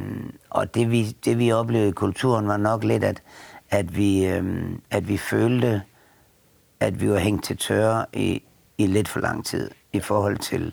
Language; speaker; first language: Danish; native; Danish